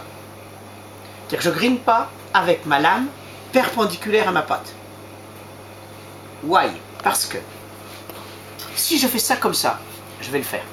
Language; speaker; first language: French; native; French